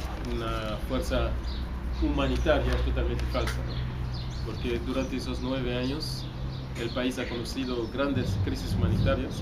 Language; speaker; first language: Spanish; non-native, fluent; Haitian Creole